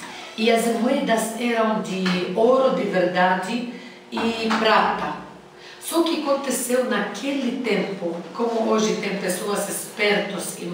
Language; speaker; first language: Portuguese; non-native, learner; Arabic